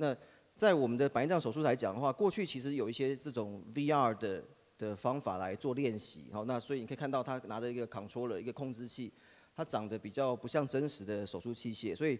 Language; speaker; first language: Chinese; native; Chinese